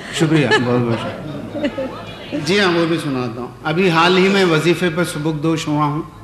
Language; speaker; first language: Urdu; native; Urdu